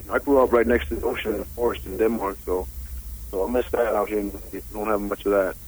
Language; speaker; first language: English; non-native, fluent; Danish